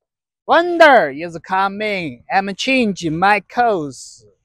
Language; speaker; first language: English; non-native, learner; Chinese